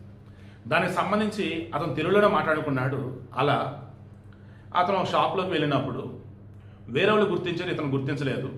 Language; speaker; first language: Telugu; native; Telugu